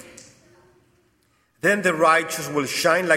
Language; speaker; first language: English; non-native, fluent; Spanish